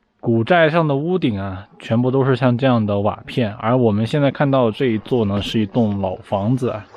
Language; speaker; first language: Chinese; native; Chinese